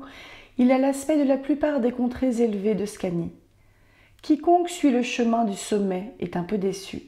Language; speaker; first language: French; native; French